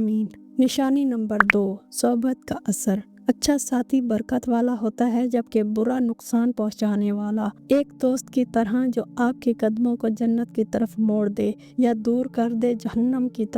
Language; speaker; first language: Hindi; native; Hindi